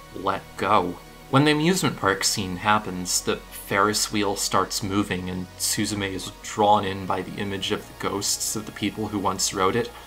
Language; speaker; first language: English; native; English